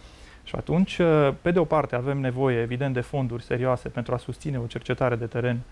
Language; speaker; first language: Romanian; native; Romanian